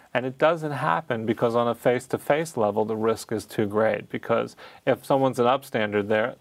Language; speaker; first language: English; native; English